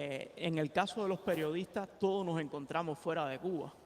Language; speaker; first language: Spanish; native; Spanish